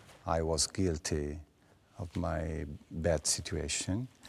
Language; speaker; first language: English; non-native, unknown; Italian